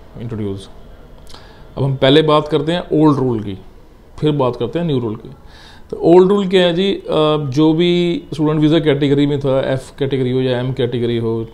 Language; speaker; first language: Hindi; non-native, local second language; Punjabi